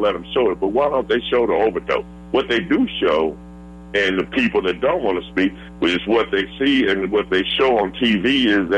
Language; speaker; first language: English; native; English